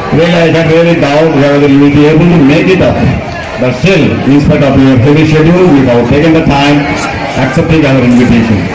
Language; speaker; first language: English; non-native, local second language; Telugu